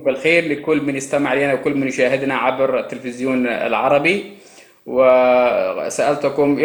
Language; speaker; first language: Arabic; non-native, local second language; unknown